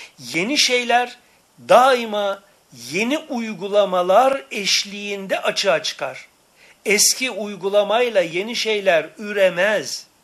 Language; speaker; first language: Turkish; native; Turkish